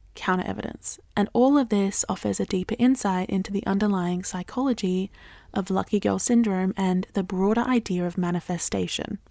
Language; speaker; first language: English; native; English